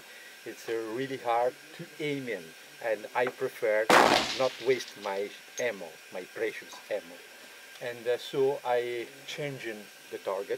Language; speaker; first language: English; non-native, learner; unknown